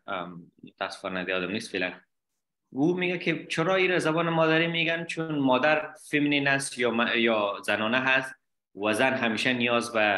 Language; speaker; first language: Persian; native; Persian